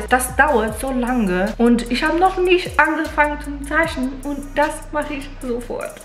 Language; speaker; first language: German; non-native, fluent; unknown